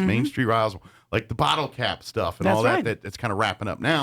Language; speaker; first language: English; native; English